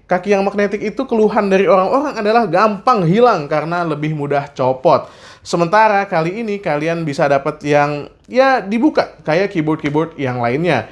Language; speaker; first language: Indonesian; native; Indonesian